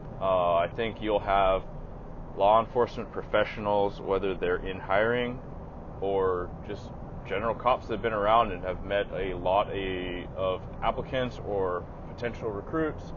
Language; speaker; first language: English; native; English